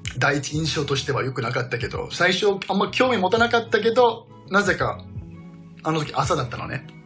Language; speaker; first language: Japanese; non-native, fluent; Danish